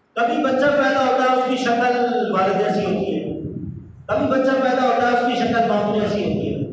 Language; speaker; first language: Urdu; native; Urdu